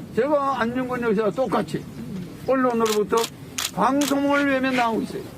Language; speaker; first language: Korean; native; Korean